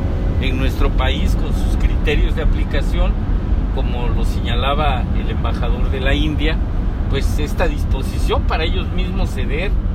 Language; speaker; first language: Spanish; native; Spanish